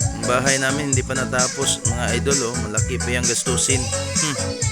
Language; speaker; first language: Filipino; non-native, local second language; Cebuano